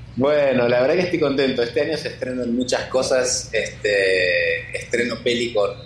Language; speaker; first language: Spanish; native; Spanish